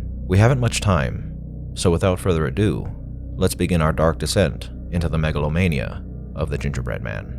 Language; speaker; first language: English; native; English